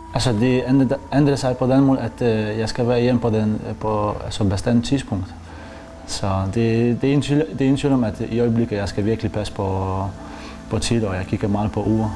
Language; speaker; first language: Danish; non-native, learner; Polish